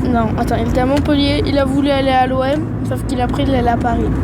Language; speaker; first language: French; native; French